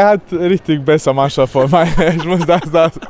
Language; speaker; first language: German; non-native, learner; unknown